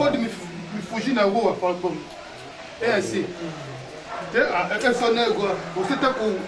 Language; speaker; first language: Portuguese; non-native, learner; Lingala